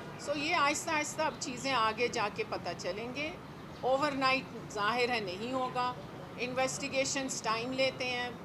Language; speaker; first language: Urdu; non-native, local second language; Baluchi